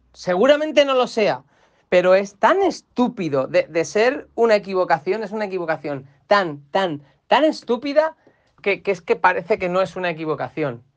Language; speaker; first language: Spanish; native; Spanish